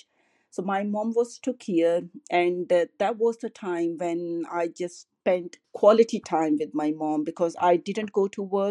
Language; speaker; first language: English; non-native, local second language; Urdu